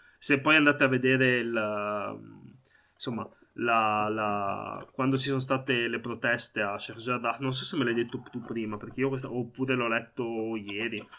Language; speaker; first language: Italian; early bilingual, other home language; Arabic